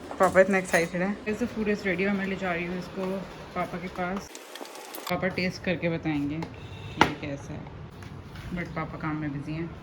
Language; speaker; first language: Hindi; native; Hindi